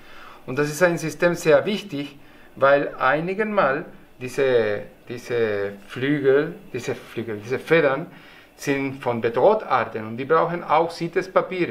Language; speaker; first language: German; non-native, learner; Spanish